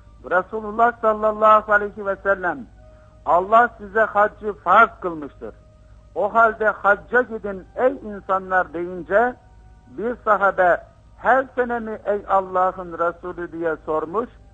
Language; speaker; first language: Turkish; native; Turkish